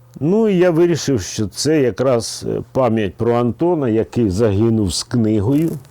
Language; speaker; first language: Ukrainian; native; Ukrainian